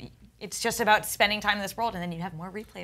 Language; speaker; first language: English; native; English